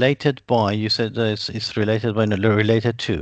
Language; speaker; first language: English; non-native, fluent; Persian